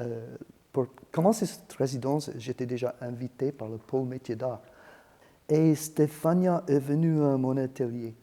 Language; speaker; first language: French; non-native, fluent; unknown